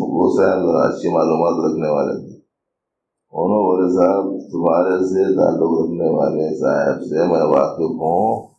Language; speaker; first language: Urdu; native; Urdu